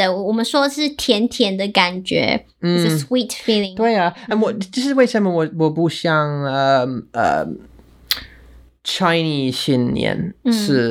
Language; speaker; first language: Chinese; non-native, learner; English